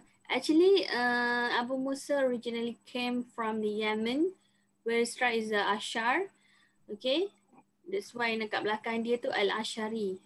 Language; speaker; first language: English; non-native, local second language; Malay